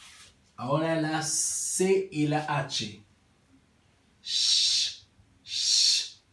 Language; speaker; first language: Spanish; non-native, learner; Haitian Creole